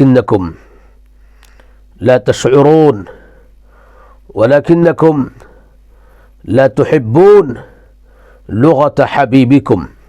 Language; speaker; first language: Arabic; non-native, fluent; Urdu